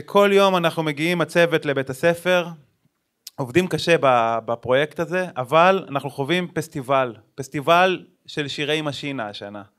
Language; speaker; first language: Hebrew; native; Hebrew